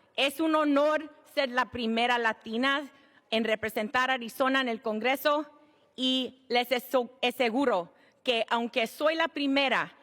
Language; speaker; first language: Spanish; early bilingual, heritage; Spanish